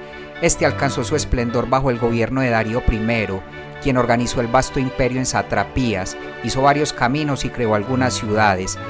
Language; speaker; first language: Spanish; native; Spanish